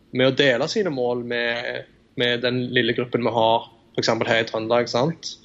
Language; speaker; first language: Norwegian; early bilingual, other home language; Tamil